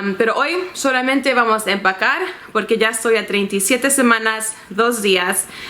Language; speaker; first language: Spanish; early bilingual, heritage; Spanish